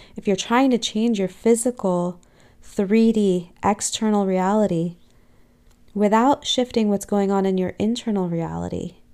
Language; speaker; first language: English; native; English